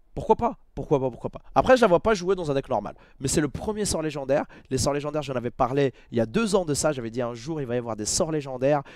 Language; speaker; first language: French; native; French